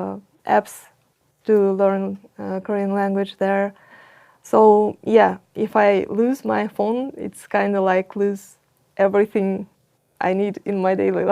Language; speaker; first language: English; non-native, fluent; Russian